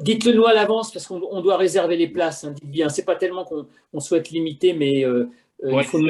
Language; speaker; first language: French; native; French